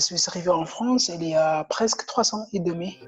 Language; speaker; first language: French; non-native, learner; Somali